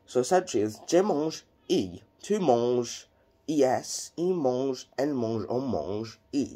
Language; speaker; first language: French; non-native, learner; English